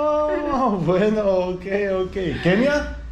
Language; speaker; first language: Spanish; non-native, learner; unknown